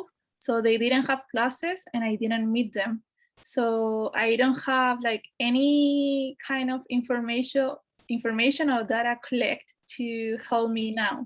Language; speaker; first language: English; non-native, fluent; Spanish